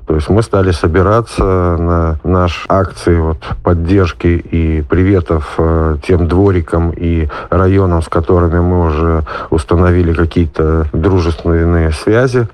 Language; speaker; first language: Russian; native; Russian